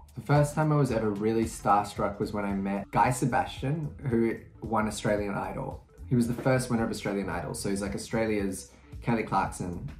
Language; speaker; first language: English; native; English